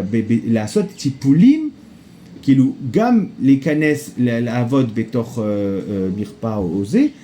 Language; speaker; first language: Hebrew; non-native, fluent; French